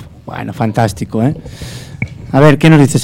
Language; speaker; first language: Spanish; native; Spanish